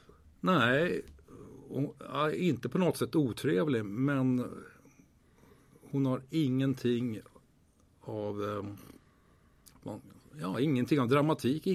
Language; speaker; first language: Swedish; native; Swedish